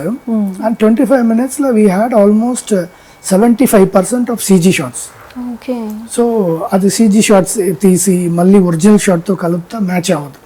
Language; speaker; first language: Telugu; non-native, fluent; Tamil